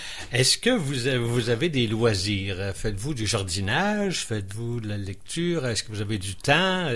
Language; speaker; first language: French; native; French